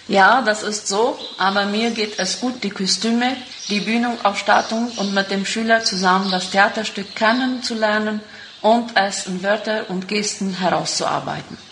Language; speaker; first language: German; non-native, local second language; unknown